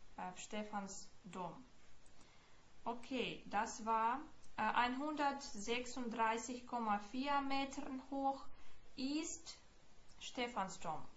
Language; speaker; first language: German; non-native, fluent; Ukrainian